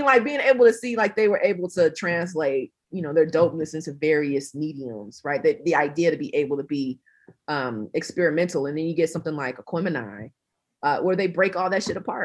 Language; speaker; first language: English; native; English